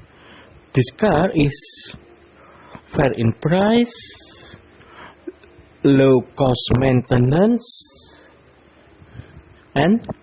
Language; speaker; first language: English; non-native, learner; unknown